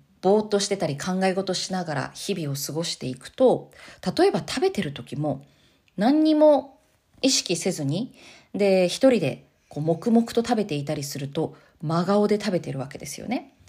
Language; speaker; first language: Japanese; native; Japanese